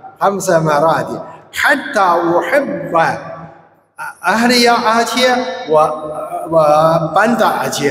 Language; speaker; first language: Arabic; non-native, fluent; Chinese